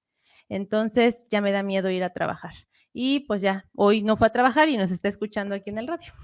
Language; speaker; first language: Spanish; native; Spanish